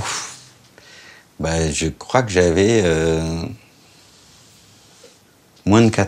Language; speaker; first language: French; native; French